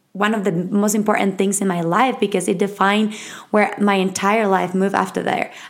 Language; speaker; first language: English; non-native, fluent; Spanish